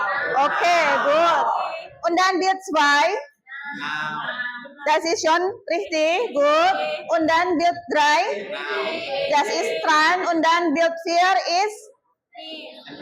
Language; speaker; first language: German; non-native, fluent; Indonesian